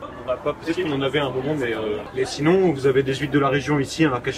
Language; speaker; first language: French; native; French